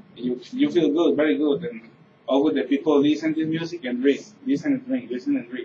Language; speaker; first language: English; non-native, learner; Spanish